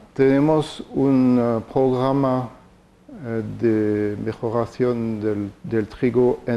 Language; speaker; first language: Spanish; non-native, fluent; French